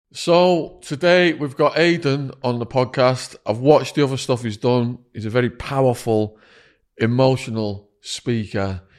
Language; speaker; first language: English; native; English